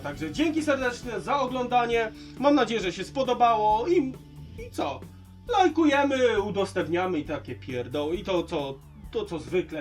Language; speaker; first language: Polish; native; Polish